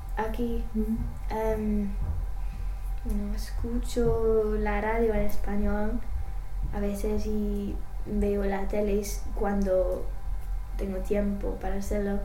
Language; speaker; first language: Spanish; non-native, learner; English